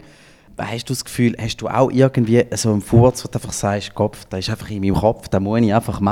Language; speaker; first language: German; native; German